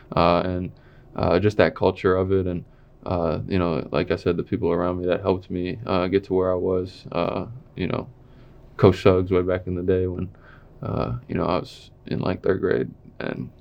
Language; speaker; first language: English; native; English